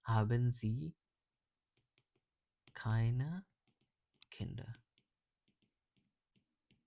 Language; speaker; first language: German; non-native, fluent; English